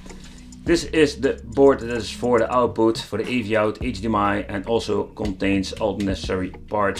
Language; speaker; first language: English; non-native, fluent; Dutch